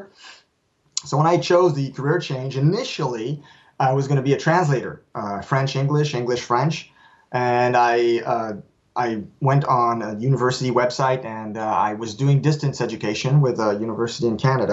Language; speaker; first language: English; non-native, fluent; French